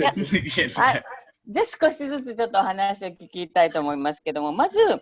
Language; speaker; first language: Japanese; non-native, fluent; Indonesian